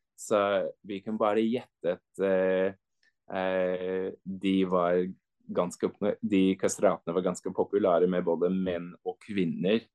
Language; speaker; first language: Norwegian; non-native, fluent; English